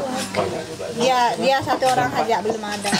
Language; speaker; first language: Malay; non-native, local second language; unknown